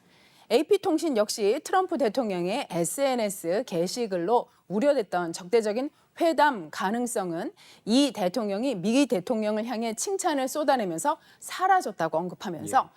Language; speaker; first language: Korean; native; Korean